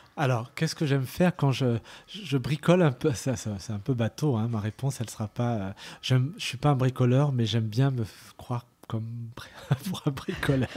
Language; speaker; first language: French; early bilingual, other home language; Arabic